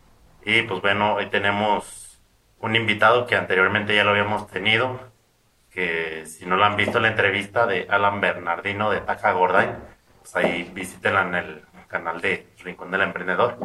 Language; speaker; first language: Spanish; native; Spanish